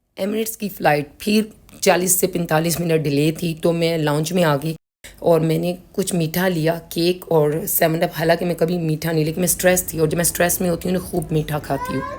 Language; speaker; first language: Urdu; native; Urdu